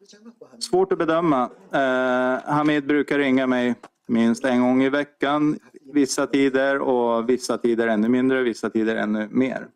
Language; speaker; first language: Swedish; native; Swedish